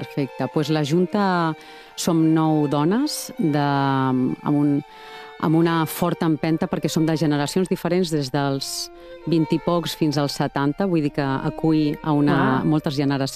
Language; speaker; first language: Catalan; native; Catalan